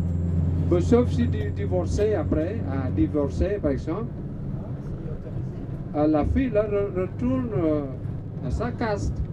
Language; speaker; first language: French; non-native, learner; Balinese